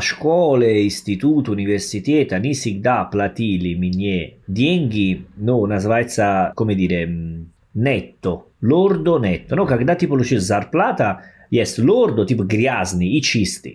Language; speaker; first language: Russian; non-native, learner; Italian